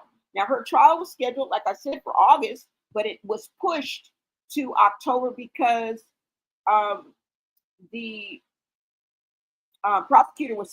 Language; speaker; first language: English; native; English